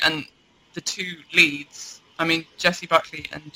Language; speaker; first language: English; native; English